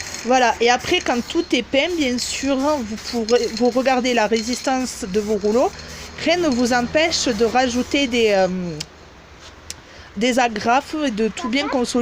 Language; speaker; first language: French; native; French